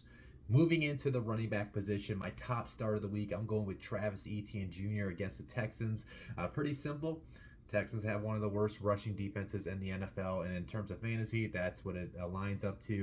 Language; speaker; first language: English; native; English